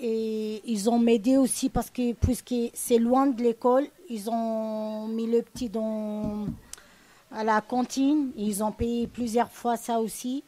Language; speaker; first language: French; non-native, learner; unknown